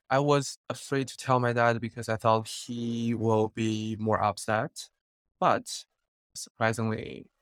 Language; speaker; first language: English; non-native, fluent; Chinese